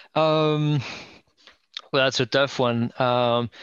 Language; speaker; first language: English; non-native, fluent; French